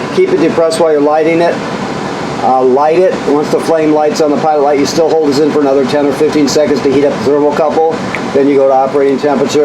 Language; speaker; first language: English; native; English